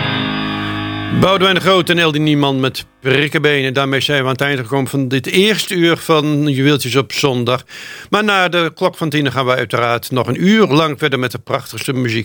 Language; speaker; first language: Dutch; native; Dutch